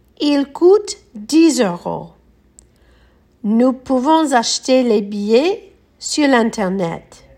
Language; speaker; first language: French; non-native, learner; English